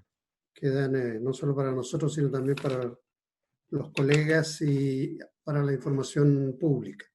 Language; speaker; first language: Spanish; native; Spanish